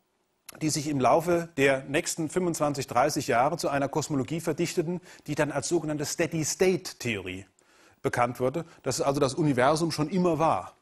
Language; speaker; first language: German; native; German